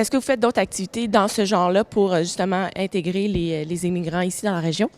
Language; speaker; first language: French; native; French